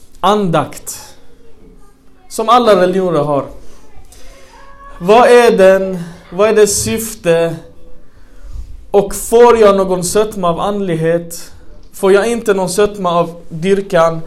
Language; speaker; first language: Swedish; non-native, fluent; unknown